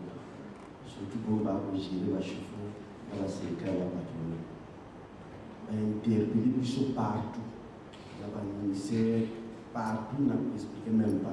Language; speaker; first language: French; non-native, learner; Lingala